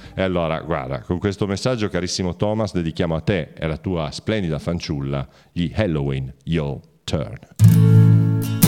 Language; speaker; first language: Italian; native; Italian